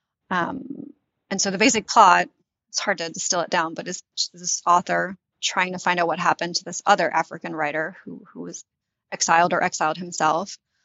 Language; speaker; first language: English; native; English